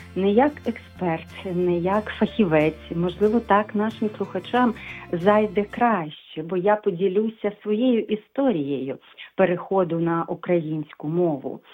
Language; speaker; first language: Ukrainian; non-native, local second language; Russian